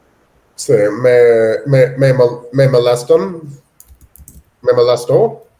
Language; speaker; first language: Spanish; non-native, learner; English